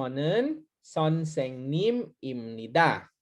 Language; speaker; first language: Korean; non-native, learner; Hiligaynon